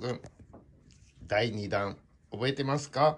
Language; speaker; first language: Japanese; native; Japanese